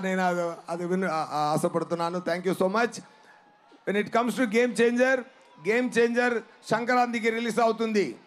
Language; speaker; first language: Telugu; non-native, fluent; Tamil